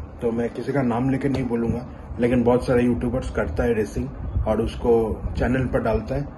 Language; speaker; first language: Hindi; non-native, local second language; Bangla